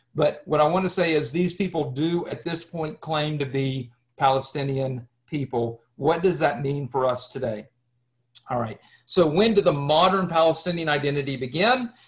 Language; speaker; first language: English; native; English